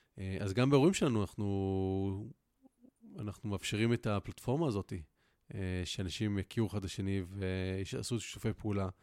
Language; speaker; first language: Hebrew; native; Hebrew